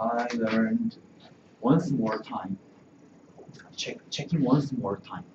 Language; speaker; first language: English; non-native, learner; Korean